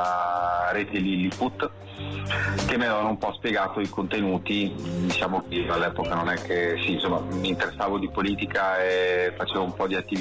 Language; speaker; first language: Italian; native; Italian